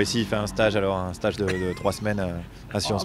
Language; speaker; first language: French; native; French